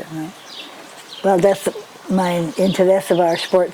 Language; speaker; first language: German; non-native, learner; English